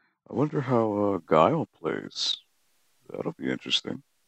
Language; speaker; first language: English; native; English